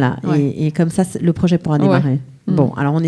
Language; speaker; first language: French; native; French